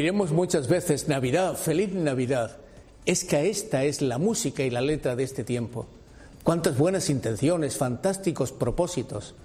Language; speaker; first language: Spanish; native; Spanish